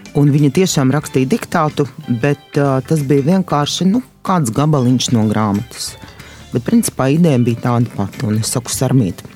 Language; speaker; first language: Latvian; non-native, local second language; Russian